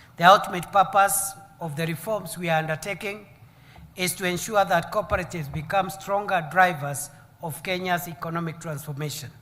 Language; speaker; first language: English; non-native, local second language; Swahili